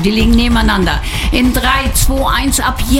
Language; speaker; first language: German; native; German